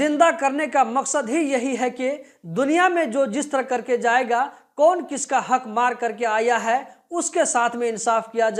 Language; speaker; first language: Hindi; native; Hindi